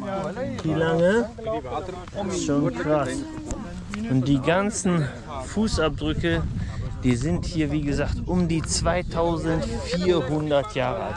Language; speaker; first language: German; native; German